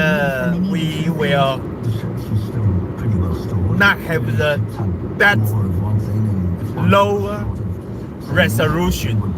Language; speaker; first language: English; non-native, learner; Chinese